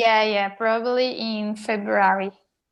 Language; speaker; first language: English; non-native, learner; Portuguese